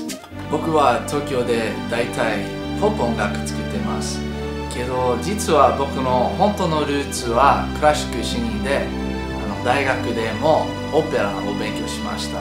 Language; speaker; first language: Japanese; non-native, fluent; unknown